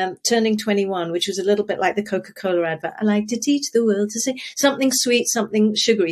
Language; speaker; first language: English; native; English